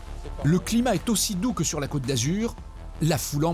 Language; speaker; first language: French; native; French